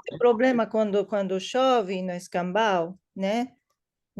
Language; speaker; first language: Portuguese; non-native, learner; English